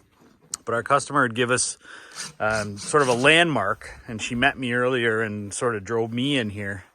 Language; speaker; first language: English; native; English